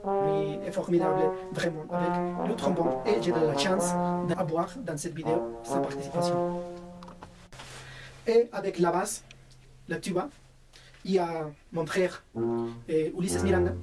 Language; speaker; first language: French; non-native, fluent; Spanish